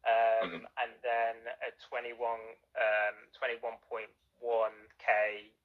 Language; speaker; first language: English; native; English